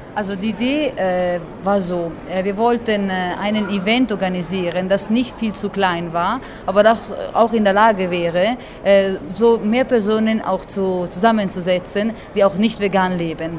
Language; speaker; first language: German; non-native, fluent; Italian